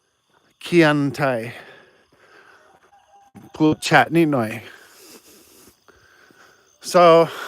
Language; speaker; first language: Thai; non-native, learner; English